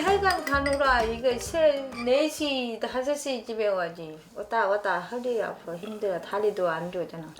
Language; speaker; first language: Korean; non-native, learner; Vietnamese